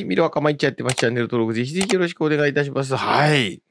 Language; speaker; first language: Japanese; native; Japanese